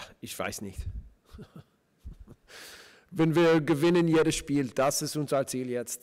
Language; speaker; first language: German; non-native, fluent; English